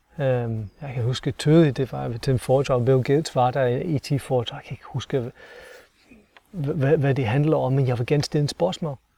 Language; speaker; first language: Danish; non-native, fluent; English